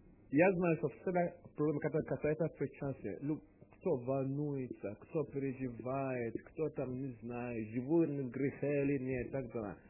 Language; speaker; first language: Russian; non-native, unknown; English